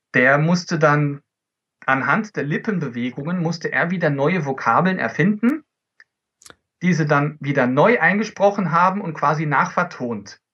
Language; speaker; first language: German; early bilingual, other home language; Dutch